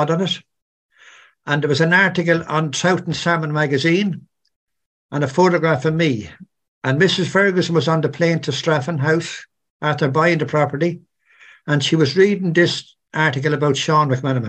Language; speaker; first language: English; native; English